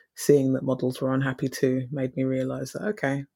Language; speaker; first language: English; native; English